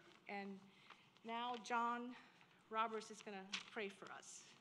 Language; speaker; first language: English; early bilingual, other home language; Spanish